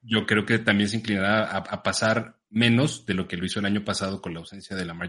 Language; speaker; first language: Spanish; native; Spanish